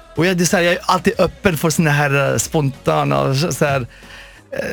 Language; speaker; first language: Swedish; non-native, fluent; Arabic